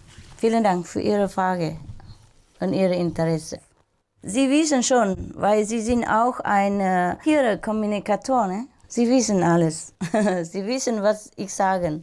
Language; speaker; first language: German; non-native, learner; Vietnamese